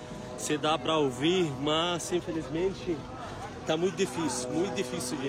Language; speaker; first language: Portuguese; non-native, fluent; Arabic